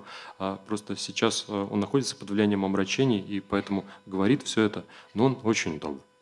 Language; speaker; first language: Russian; native; Russian